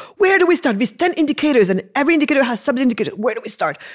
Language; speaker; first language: English; early bilingual, other home language; Wolof